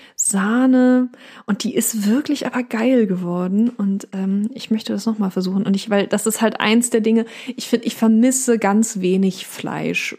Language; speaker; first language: German; native; German